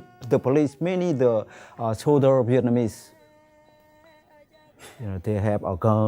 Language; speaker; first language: English; non-native, learner; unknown